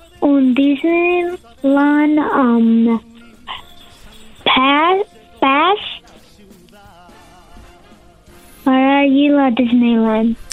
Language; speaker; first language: Spanish; early bilingual, heritage; Spanish